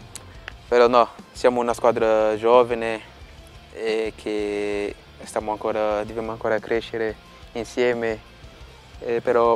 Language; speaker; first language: Italian; non-native, fluent; Portuguese